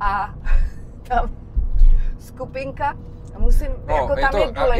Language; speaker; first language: Czech; native; Czech